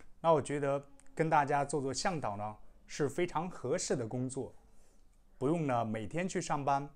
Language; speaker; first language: Chinese; native; Chinese